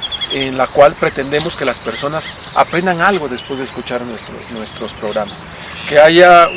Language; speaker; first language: Spanish; native; Spanish